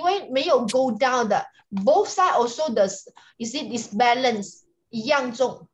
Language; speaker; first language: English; non-native, local second language; Chinese